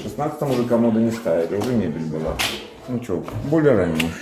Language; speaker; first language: Russian; native; Russian